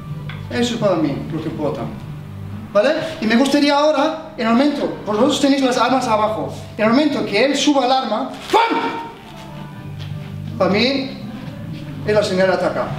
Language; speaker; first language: Spanish; non-native, fluent; German